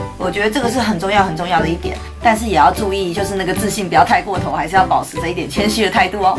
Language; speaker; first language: Chinese; native; Chinese